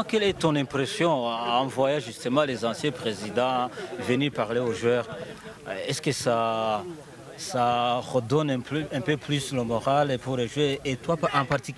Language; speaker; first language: French; non-native, local second language; Kinyarwanda